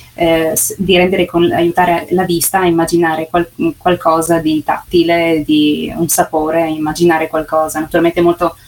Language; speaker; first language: Italian; native; Italian